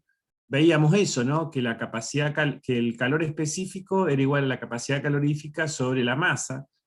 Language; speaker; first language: Spanish; native; Spanish